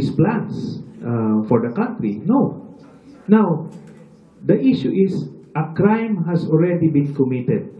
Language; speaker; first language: English; non-native, local second language; Filipino